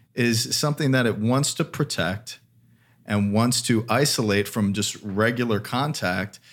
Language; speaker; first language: English; native; English